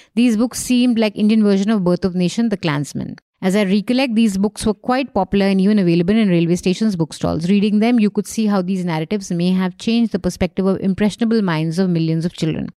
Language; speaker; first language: English; non-native, local second language; Hindi